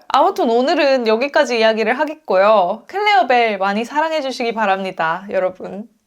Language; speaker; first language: Korean; native; Korean